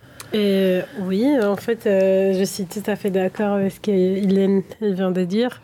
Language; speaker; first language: French; non-native, fluent; Spanish